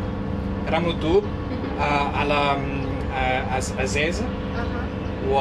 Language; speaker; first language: Arabic; non-native, learner; English